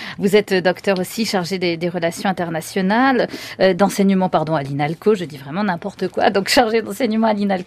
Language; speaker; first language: French; native; French